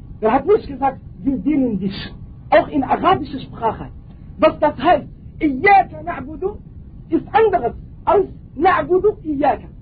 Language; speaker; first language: German; non-native, fluent; Arabic